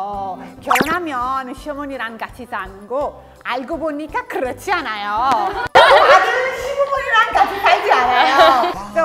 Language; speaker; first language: Korean; non-native, fluent; Italian